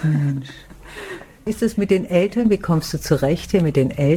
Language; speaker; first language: German; native; German